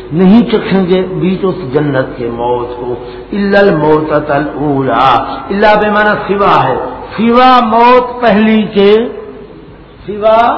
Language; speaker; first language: Urdu; non-native, local second language; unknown